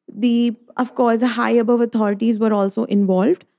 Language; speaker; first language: English; non-native, local second language; Hindi